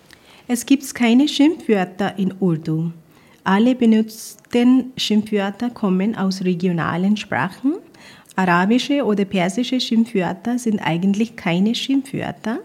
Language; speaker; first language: German; non-native, fluent; Punjabi